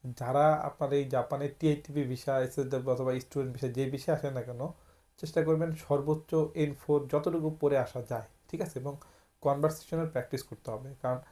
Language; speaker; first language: Bangla; native; Bangla